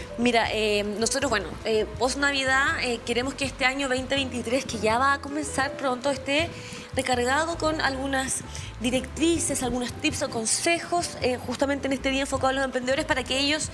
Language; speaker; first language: Spanish; native; Spanish